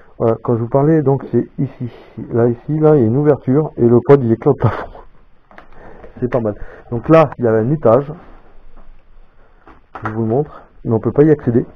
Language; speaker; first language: French; native; French